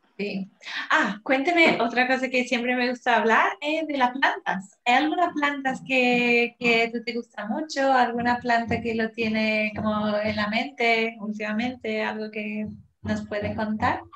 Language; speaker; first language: Spanish; non-native, fluent; English